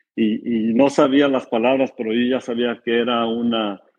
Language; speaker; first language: Spanish; early bilingual, heritage; Spanish